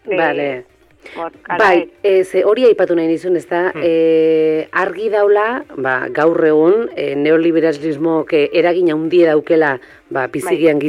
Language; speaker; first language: Basque; native; Basque